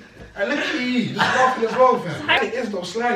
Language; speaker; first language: English; native; English